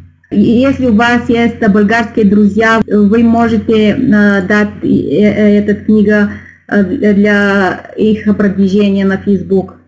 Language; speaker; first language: Russian; non-native, learner; Bulgarian